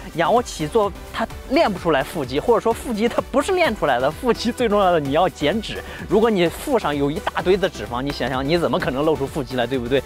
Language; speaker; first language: Chinese; native; Chinese